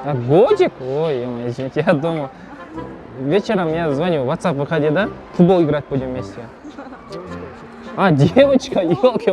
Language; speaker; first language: Russian; non-native, local second language; Kazakh